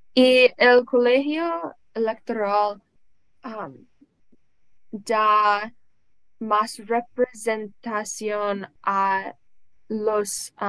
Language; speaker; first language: Spanish; non-native, learner; English